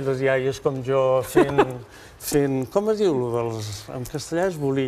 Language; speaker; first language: Catalan; native; Catalan